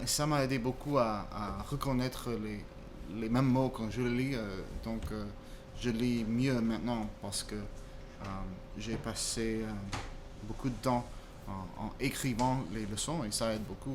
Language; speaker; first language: French; non-native, fluent; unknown